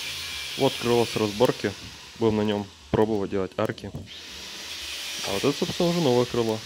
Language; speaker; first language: Russian; native; Russian